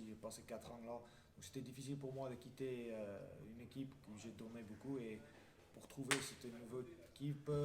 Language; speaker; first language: French; non-native, fluent; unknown